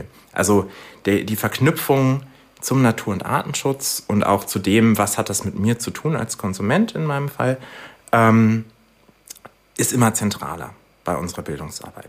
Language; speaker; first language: German; native; German